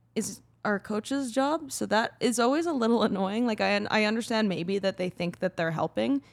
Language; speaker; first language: English; native; English